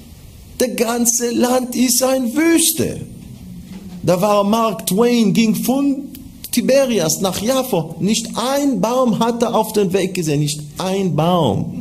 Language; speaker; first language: German; non-native, fluent; Hebrew